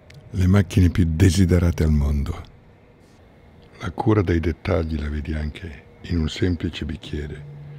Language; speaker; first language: Italian; native; Italian